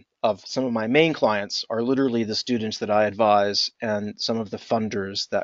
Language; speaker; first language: English; native; English